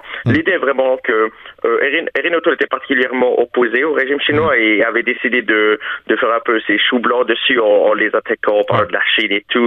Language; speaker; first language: French; native; French